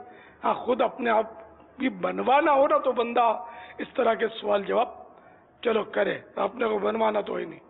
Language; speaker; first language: Urdu; native; Urdu